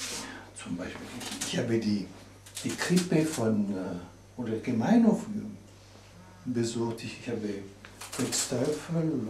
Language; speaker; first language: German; non-native, local second language; French